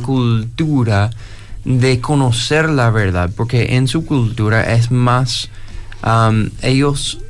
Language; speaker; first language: Spanish; non-native, fluent; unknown